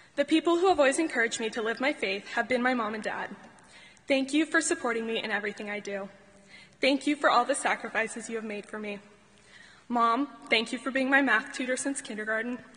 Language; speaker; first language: English; native; English